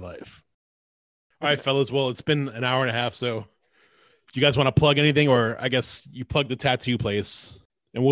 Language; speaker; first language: English; native; English